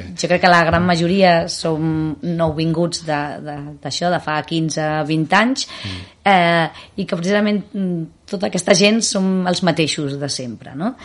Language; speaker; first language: Catalan; native; Catalan